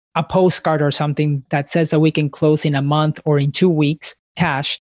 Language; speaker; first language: English; early bilingual, other home language; Spanish